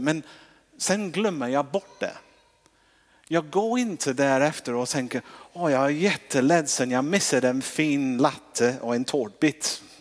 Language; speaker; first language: Swedish; non-native, fluent; English